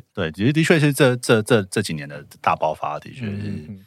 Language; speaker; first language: Chinese; native; Chinese